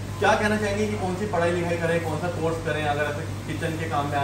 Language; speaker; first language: Hindi; native; Hindi